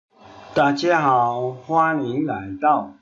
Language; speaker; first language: Chinese; non-native, fluent; Khmer